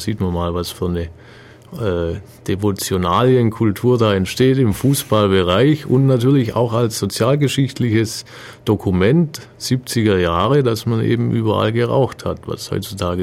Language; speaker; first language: German; native; German